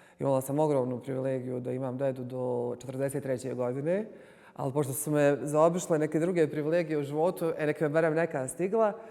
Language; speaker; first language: Bosnian; native; Bosnian